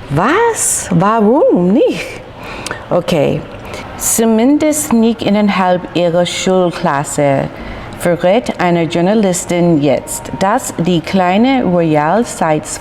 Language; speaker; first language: German; non-native, learner; English